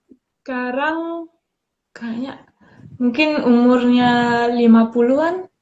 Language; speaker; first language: Indonesian; non-native, learner; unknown